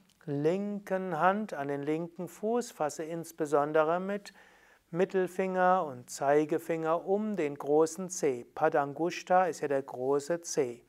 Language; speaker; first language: German; native; German